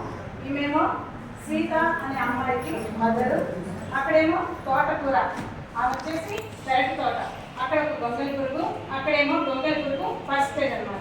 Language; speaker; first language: Telugu; native; Telugu